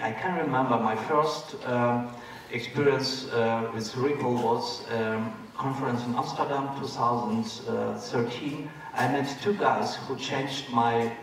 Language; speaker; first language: English; non-native, fluent; German